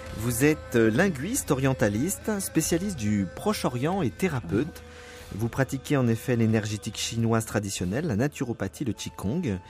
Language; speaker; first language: French; native; French